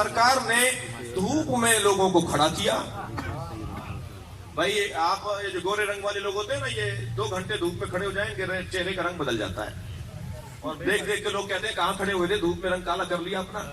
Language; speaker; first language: Urdu; native; Urdu